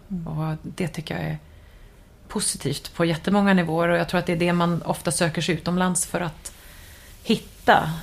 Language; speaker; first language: Swedish; native; Swedish